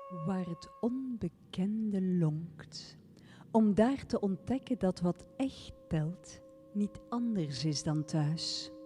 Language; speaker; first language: Dutch; native; Dutch